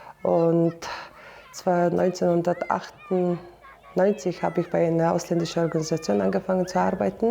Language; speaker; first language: German; non-native, fluent; Mongolian